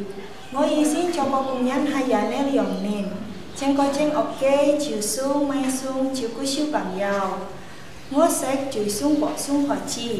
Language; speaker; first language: Cantonese; non-native, learner; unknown